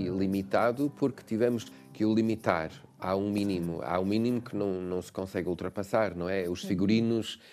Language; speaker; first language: Portuguese; non-native, fluent; English